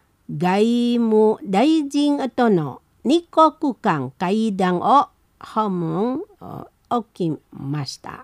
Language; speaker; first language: Japanese; non-native, fluent; Indonesian